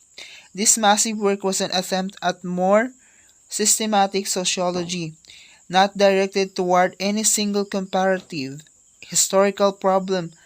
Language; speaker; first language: English; non-native, local second language; Filipino